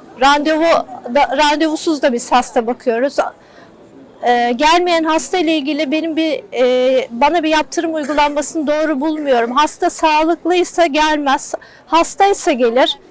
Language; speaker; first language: Turkish; non-native, local second language; Kurdish